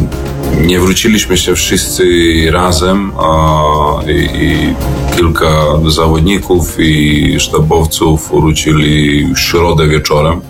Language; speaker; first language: Polish; non-native, learner; Serbian